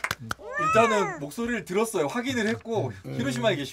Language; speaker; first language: Korean; native; Korean